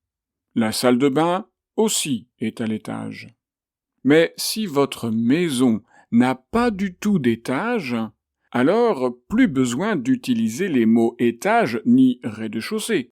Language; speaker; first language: French; native; French